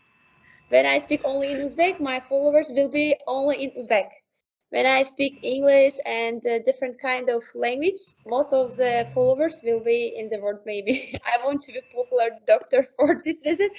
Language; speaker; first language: English; non-native, learner; Uzbek